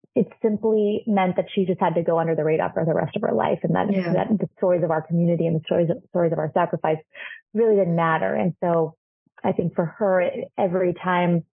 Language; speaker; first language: English; non-native, fluent; Spanish